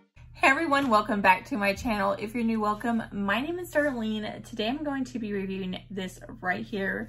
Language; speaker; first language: English; native; English